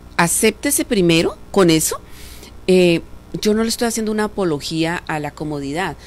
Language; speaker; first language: Spanish; native; Spanish